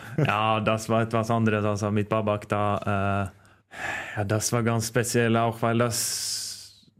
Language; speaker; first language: German; non-native, fluent; Norwegian